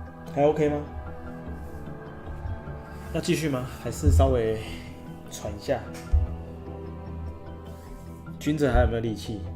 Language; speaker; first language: Chinese; native; Chinese